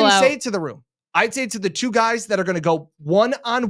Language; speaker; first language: English; native; English